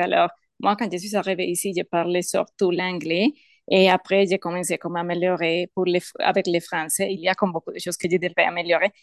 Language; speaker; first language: French; non-native, learner; Spanish